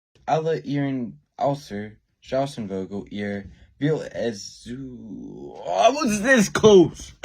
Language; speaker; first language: German; non-native, learner; English